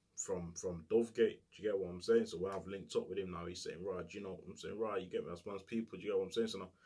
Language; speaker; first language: English; native; English